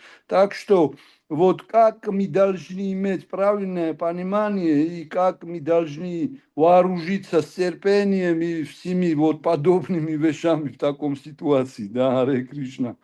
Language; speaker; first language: Russian; non-native, local second language; Georgian